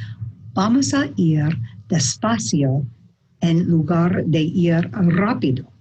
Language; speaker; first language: Spanish; non-native, learner; English